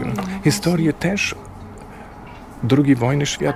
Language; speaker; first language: Polish; non-native, fluent; German